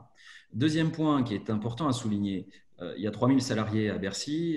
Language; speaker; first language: French; native; French